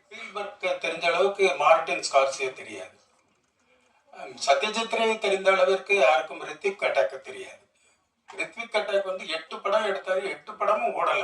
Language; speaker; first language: Tamil; native; Tamil